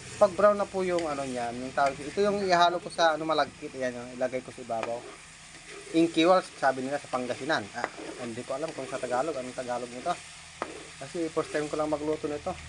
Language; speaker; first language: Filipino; non-native, local second language; Pangasinan